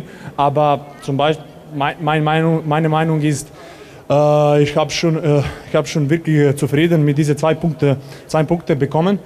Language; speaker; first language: German; non-native, learner; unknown